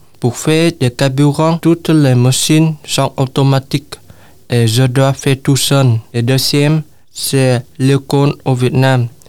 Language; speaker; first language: French; non-native, learner; Vietnamese